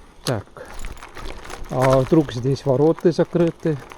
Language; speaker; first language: Russian; non-native, local second language; Estonian